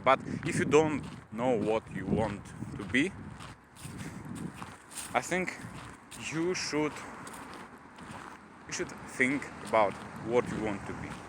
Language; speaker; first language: English; non-native, learner; Russian